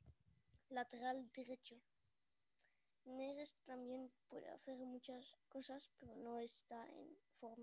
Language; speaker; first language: Spanish; early bilingual, heritage; Spanish